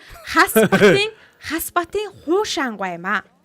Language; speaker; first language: Mongolian; native; Mongolian